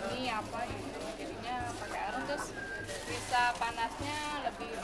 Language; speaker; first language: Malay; non-native, local second language; Sundanese